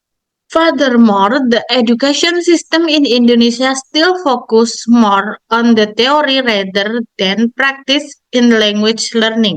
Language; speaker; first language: English; non-native, learner; Indonesian